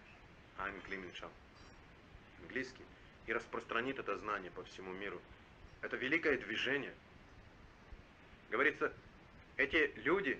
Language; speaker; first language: Russian; native; Russian